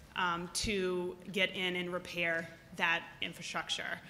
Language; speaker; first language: English; native; English